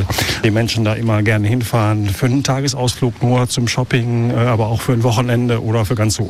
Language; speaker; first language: German; native; German